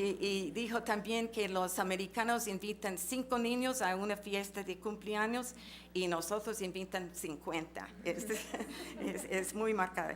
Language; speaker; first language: Spanish; non-native, fluent; English